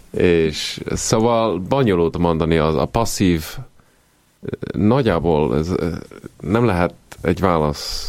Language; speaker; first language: Hungarian; non-native, fluent; Italian